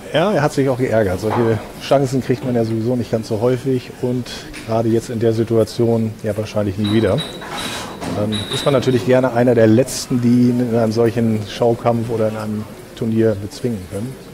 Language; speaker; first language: German; native; German